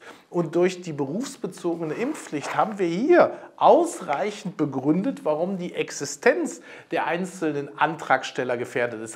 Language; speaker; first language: German; native; German